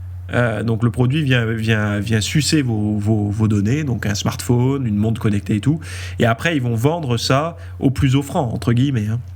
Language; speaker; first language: French; native; French